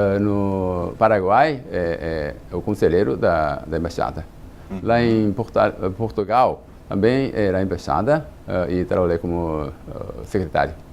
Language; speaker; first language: Portuguese; non-native, fluent; Japanese